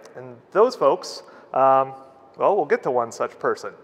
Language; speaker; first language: English; native; English